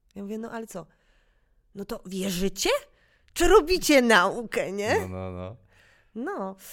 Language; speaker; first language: Polish; native; Polish